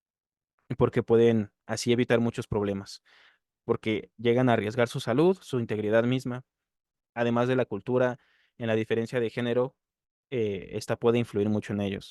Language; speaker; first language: Spanish; native; Spanish